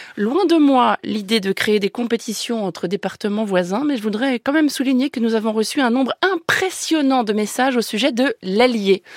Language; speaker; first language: French; native; French